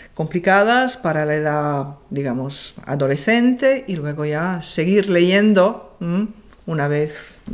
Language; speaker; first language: Spanish; non-native, fluent; Serbian